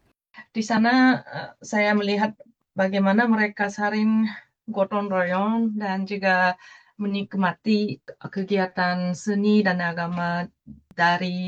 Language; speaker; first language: Indonesian; non-native, fluent; Japanese